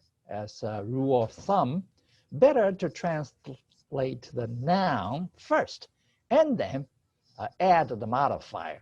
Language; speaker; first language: English; non-native, fluent; Chinese